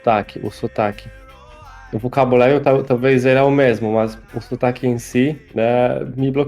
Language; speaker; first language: Portuguese; non-native, fluent; Polish